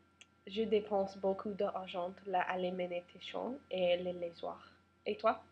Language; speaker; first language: French; non-native, learner; English